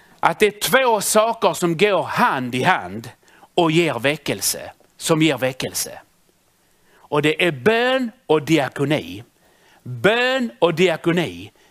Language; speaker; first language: Swedish; native; Swedish